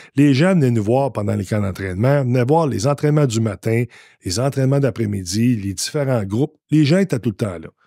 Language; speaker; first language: French; native; French